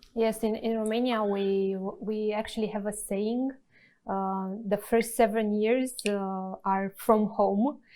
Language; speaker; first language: English; non-native, fluent; Romanian